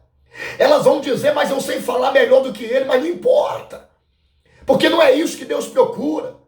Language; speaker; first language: Portuguese; native; Portuguese